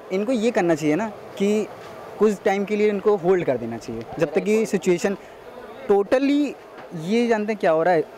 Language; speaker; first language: Hindi; native; Hindi